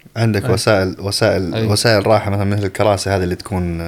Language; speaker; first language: Arabic; early bilingual, other home language; Tigrinya